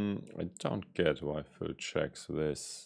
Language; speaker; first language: English; non-native, fluent; German